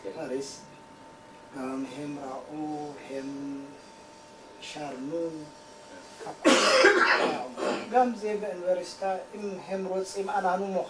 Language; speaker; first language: Hebrew; non-native, learner; Amharic